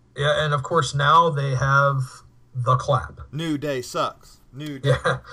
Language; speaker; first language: English; native; English